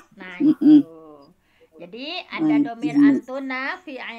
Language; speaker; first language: Indonesian; native; Indonesian